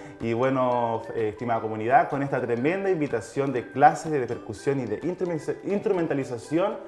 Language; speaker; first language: Spanish; native; Spanish